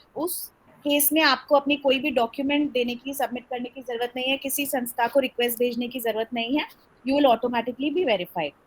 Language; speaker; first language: Hindi; early bilingual, heritage; Hindi